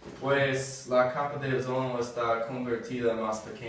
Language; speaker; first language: Spanish; non-native, learner; English